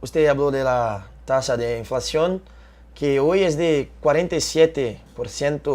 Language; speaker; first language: Spanish; non-native, fluent; Portuguese